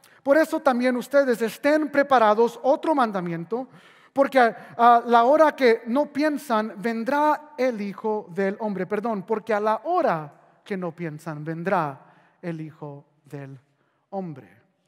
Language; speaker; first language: Spanish; early bilingual, heritage; Spanish